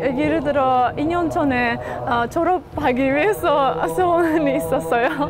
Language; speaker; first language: Korean; non-native, fluent; Azerbaijani